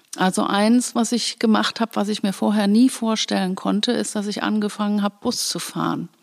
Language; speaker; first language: German; native; German